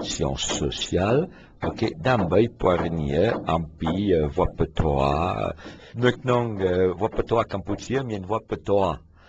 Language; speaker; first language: Khmer; non-native, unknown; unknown